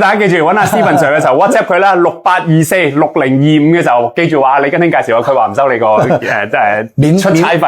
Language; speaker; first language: Cantonese; native; Cantonese